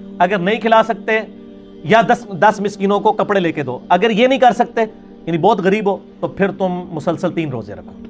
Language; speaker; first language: Urdu; non-native, local second language; Punjabi